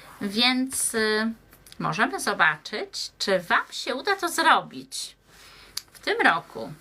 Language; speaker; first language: Polish; native; Polish